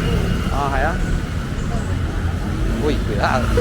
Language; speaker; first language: Spanish; early bilingual, heritage; Spanish